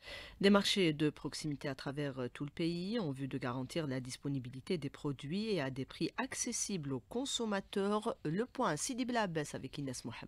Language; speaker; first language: French; non-native, local second language; Arabic